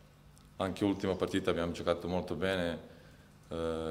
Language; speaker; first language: Italian; non-native, fluent; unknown